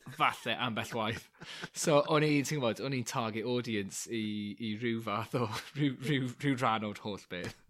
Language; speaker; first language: Welsh; non-native, local second language; English